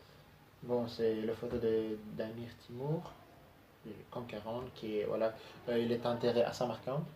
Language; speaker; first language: French; non-native, learner; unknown